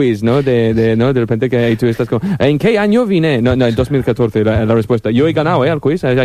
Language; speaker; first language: Spanish; non-native, fluent; English